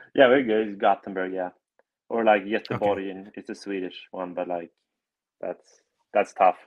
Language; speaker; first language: English; non-native, fluent; Swedish